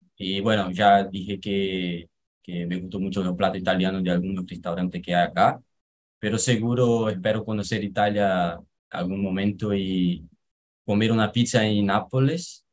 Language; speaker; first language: Spanish; non-native, fluent; Portuguese